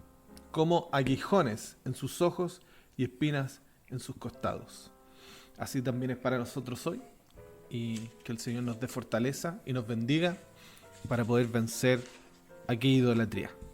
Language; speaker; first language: Spanish; native; Spanish